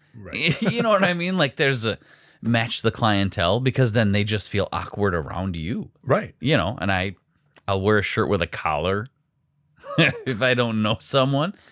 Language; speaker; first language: English; native; English